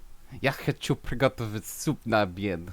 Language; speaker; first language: Russian; non-native, learner; English